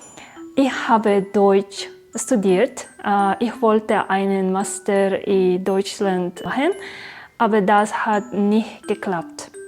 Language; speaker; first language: German; non-native, fluent; Kazakh